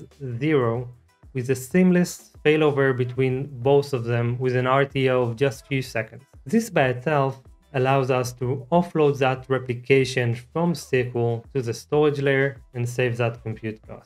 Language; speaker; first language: English; non-native, fluent; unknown